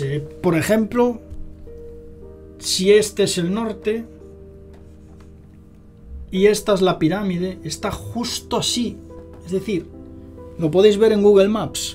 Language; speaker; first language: Spanish; native; Spanish